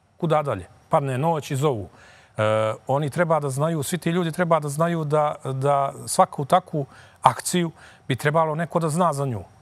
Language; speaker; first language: Croatian; native; Croatian